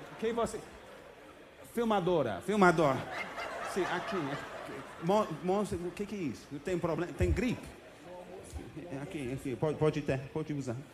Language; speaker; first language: Portuguese; non-native, fluent; English